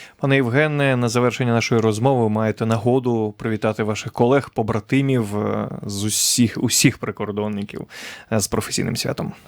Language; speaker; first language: Ukrainian; native; Ukrainian